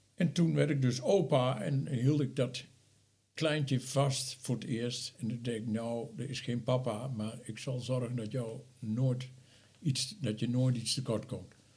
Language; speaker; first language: Dutch; native; Dutch